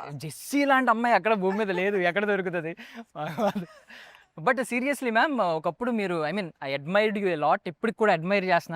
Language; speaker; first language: Telugu; native; Telugu